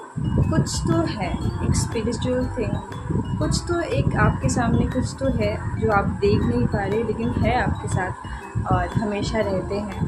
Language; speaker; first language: Hindi; non-native, local second language; Bangla